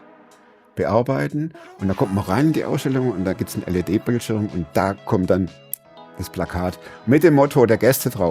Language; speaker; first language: German; native; German